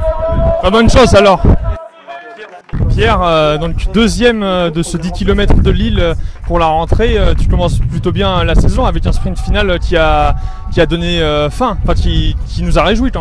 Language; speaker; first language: French; native; French